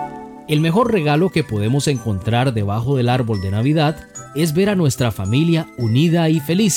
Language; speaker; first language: Spanish; native; Spanish